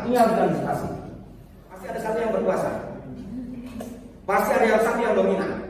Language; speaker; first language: Indonesian; native; Indonesian